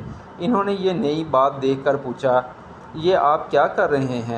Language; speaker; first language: Urdu; native; Urdu